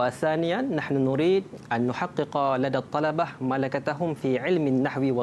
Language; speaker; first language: Arabic; non-native, fluent; Malay